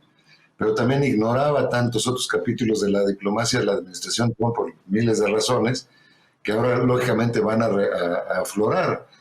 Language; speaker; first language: Spanish; native; Spanish